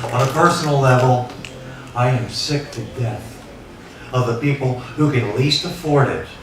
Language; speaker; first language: English; native; English